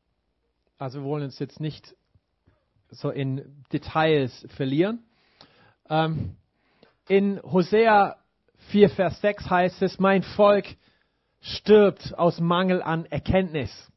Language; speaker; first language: German; non-native, fluent; English